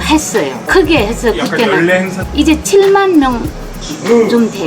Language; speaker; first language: Korean; non-native, fluent; Nepali